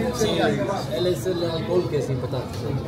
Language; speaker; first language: Spanish; non-native, learner; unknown